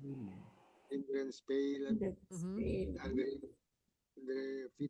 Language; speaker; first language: Dutch; non-native, learner; Indonesian